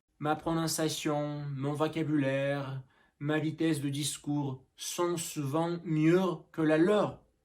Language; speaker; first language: French; non-native, learner; Russian